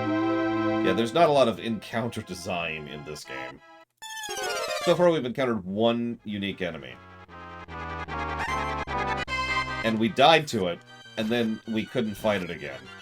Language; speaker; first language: English; native; English